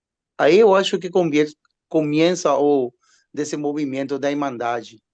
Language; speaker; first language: Portuguese; non-native, learner; Spanish